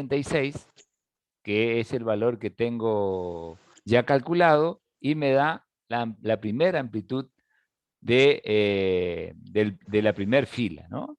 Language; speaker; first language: Spanish; native; Spanish